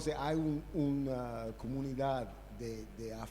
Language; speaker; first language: Spanish; non-native, learner; English